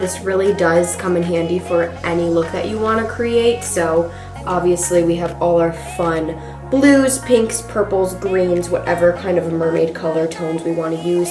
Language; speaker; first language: English; native; English